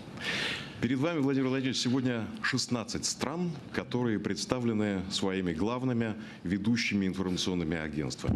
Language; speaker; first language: Russian; native; Russian